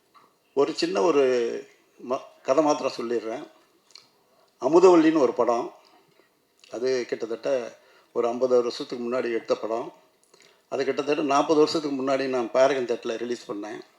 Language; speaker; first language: Tamil; native; Tamil